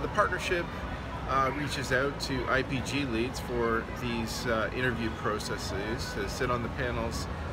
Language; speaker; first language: English; native; English